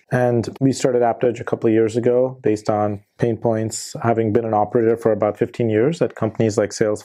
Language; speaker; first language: English; native; English